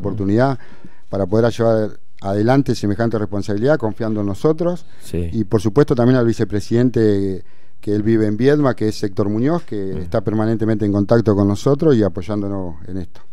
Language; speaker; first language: Spanish; native; Spanish